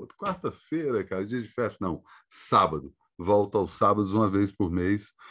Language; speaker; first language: Portuguese; native; Portuguese